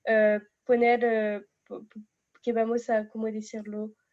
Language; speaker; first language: Spanish; non-native, fluent; French